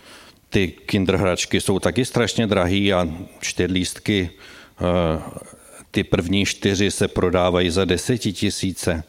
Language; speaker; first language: Czech; native; Czech